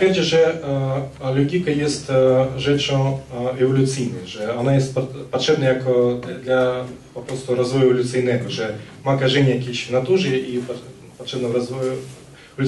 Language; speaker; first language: Polish; non-native, fluent; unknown